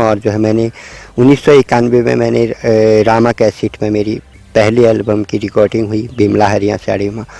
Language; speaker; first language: Hindi; non-native, local second language; Garhwali